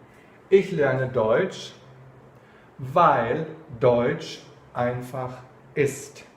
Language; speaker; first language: German; non-native, fluent; Chinese